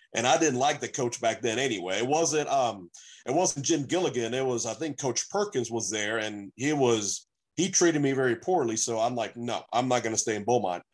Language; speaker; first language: English; native; English